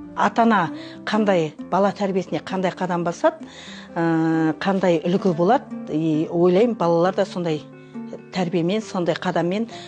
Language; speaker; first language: Kazakh; native; Kazakh